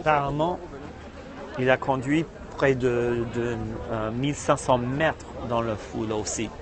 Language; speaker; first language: French; non-native, fluent; English